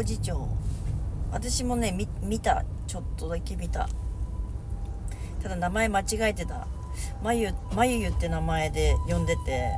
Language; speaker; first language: Japanese; native; Japanese